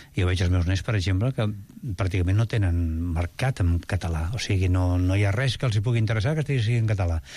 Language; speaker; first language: Catalan; native; Catalan